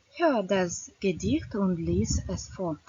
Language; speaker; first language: German; non-native, fluent; Ukrainian